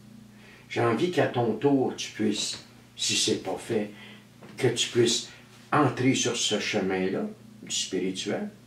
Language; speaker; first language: French; native; French